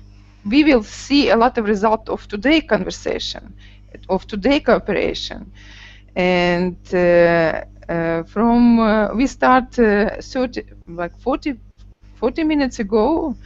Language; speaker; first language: English; non-native, learner; Russian